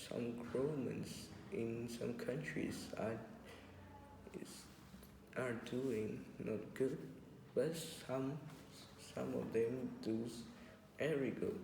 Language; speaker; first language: English; non-native, learner; Vietnamese